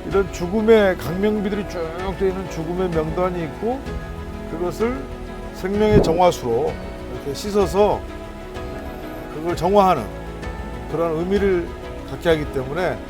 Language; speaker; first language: Korean; native; Korean